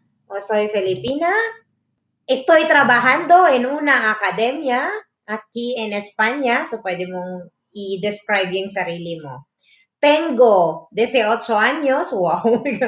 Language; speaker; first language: Spanish; non-native, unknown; Filipino